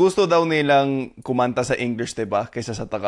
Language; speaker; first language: Filipino; non-native, fluent; English